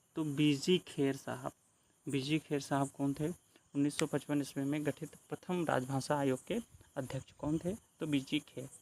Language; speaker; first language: Hindi; native; Hindi